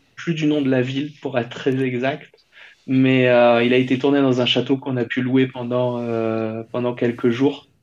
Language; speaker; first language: French; native; French